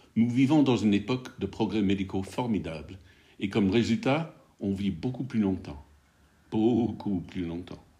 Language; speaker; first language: French; non-native, fluent; English